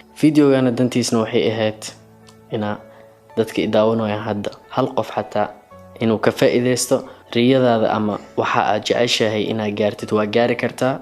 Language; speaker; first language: Somali; early bilingual, heritage; Somali